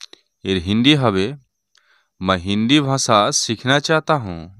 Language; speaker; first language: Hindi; non-native, learner; Bangla